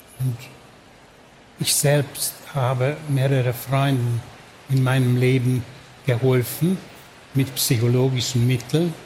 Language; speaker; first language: German; non-native, fluent; Hungarian